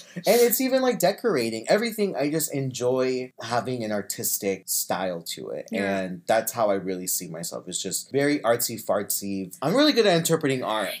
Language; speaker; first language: English; native; English